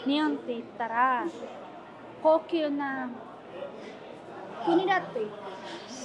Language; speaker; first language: Japanese; non-native, fluent; Filipino